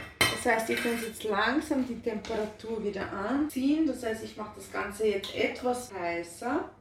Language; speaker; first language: German; early bilingual, other home language; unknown